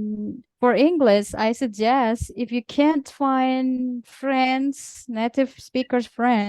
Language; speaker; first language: English; non-native, fluent; Indonesian